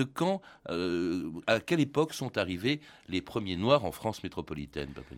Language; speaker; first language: French; native; French